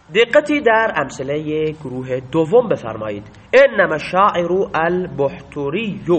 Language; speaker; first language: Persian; non-native, local second language; Baluchi